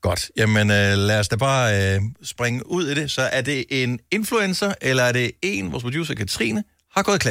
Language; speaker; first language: Danish; native; Danish